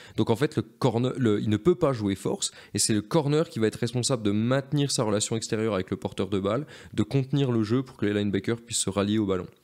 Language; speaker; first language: French; native; French